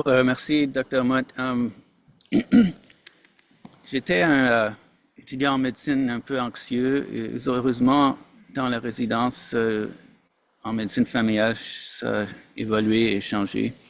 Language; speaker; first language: French; non-native, fluent; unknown